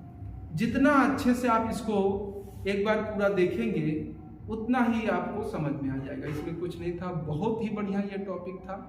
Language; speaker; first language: Hindi; native; Hindi